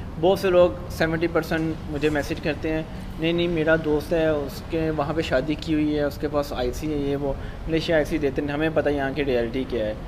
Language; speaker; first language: Urdu; non-native, local second language; Punjabi